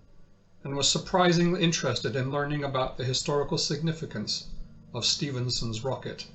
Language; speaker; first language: English; native; English